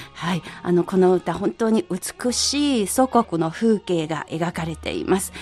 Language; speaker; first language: Japanese; non-native, fluent; Chinese